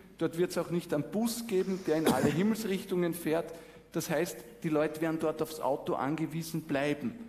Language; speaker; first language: German; native; German